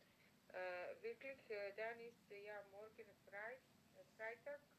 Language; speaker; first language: German; non-native, learner; Macedonian